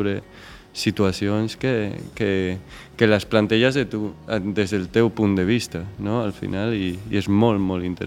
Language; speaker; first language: Catalan; non-native, local second language; Spanish